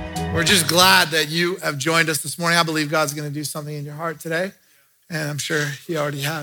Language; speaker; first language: English; native; English